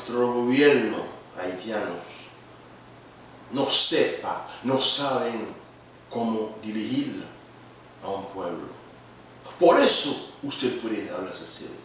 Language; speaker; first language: Spanish; non-native, learner; Haitian Creole